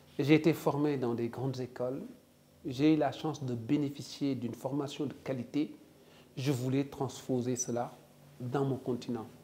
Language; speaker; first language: French; non-native, local second language; Wolof